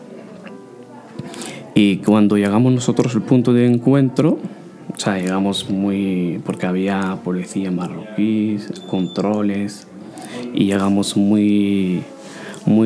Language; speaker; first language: Spanish; non-native, fluent; Arabic